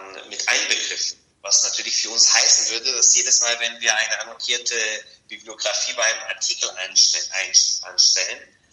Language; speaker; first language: German; non-native, fluent; Bulgarian